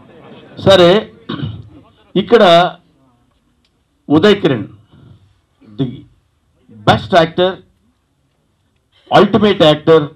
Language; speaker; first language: Telugu; native; Telugu